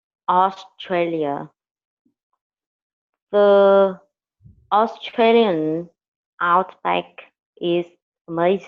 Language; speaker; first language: English; non-native, learner; Vietnamese